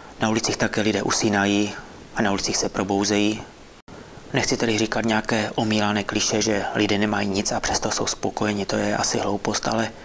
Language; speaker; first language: Czech; native; Czech